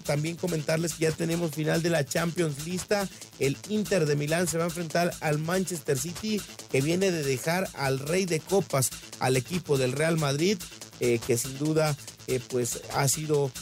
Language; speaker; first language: Spanish; native; Spanish